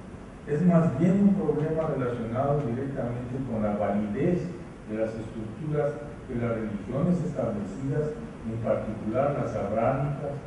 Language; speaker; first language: Spanish; native; Spanish